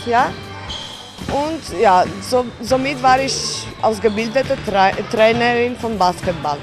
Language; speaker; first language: German; non-native, fluent; Polish